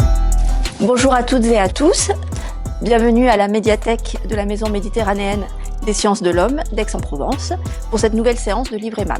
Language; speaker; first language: French; native; French